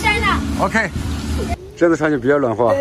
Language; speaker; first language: Chinese; native; Chinese